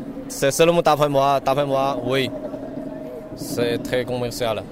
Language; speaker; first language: French; non-native, learner; Chinese